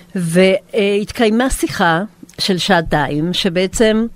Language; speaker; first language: Hebrew; non-native, fluent; Spanish